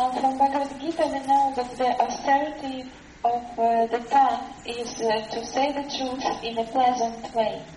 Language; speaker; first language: English; non-native, learner; Russian